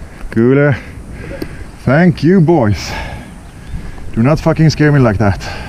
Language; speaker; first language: English; non-native, fluent; Swedish